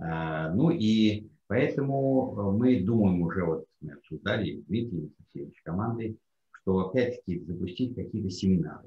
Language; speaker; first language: Russian; non-native, fluent; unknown